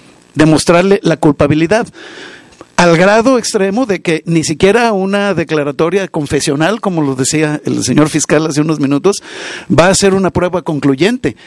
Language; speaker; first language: Spanish; native; Spanish